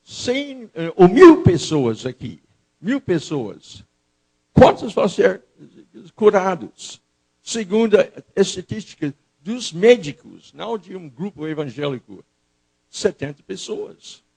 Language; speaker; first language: Portuguese; non-native, fluent; English